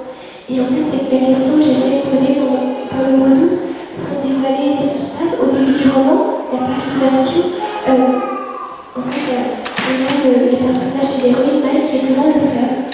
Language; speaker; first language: French; early bilingual, other home language; Vietnamese